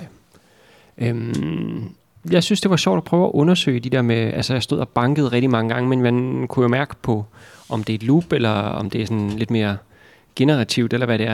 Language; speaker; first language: Danish; native; Danish